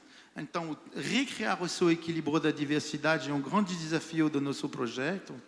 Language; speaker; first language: Portuguese; non-native, fluent; French